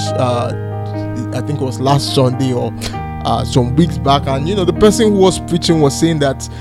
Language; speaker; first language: English; non-native, local second language; Yoruba